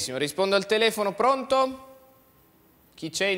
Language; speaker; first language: Italian; native; Italian